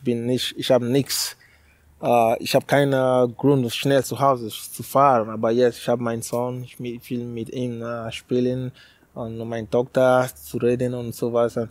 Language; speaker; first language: German; non-native, learner; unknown